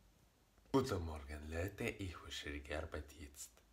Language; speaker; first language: German; non-native, learner; Russian